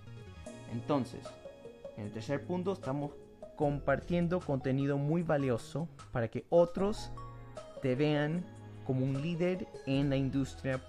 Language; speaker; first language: Spanish; early bilingual, heritage; Spanish